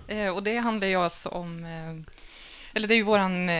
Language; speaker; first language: Swedish; native; Swedish